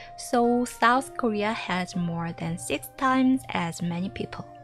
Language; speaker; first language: English; non-native, fluent; Korean